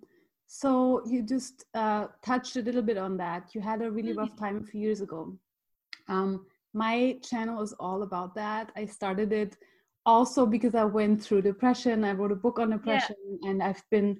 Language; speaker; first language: English; non-native, fluent; German